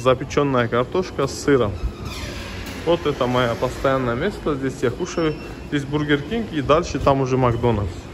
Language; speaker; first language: Russian; non-native, local second language; Turkish